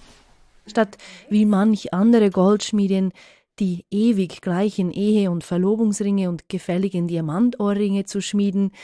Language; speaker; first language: German; native; German